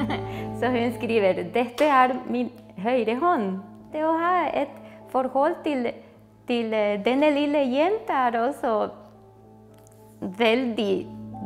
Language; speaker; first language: Norwegian; early bilingual, other home language; Spanish